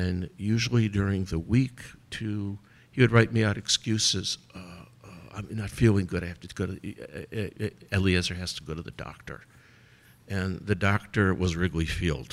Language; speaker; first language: English; native; English